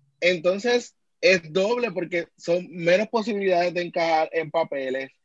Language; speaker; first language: Spanish; native; Spanish